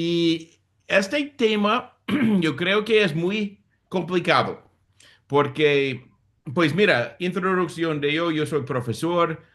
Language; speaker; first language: Spanish; non-native, fluent; English